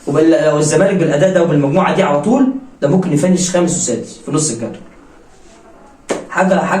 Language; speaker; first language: Arabic; native; Arabic